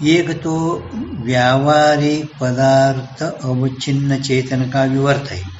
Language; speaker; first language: Hindi; non-native, local second language; Kannada